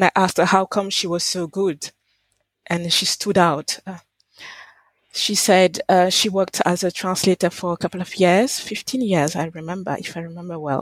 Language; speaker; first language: English; non-native, fluent; French